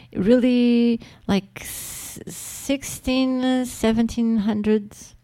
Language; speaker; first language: English; non-native, fluent; Portuguese